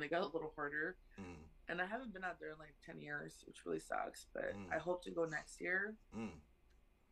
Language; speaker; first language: English; early bilingual, other home language; Spanish